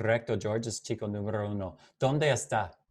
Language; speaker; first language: Spanish; non-native, fluent; English